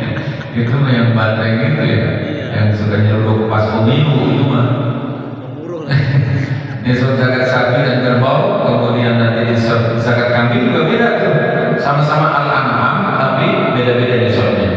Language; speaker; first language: Indonesian; native; Indonesian